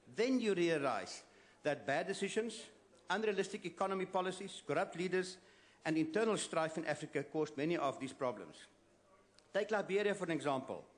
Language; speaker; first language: English; non-native, local second language; Afrikaans